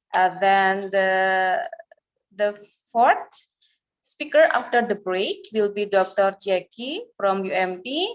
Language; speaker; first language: English; non-native, fluent; Indonesian